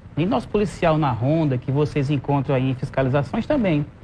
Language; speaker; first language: Portuguese; native; Portuguese